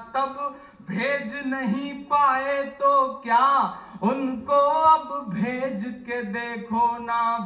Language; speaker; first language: Hindi; native; Hindi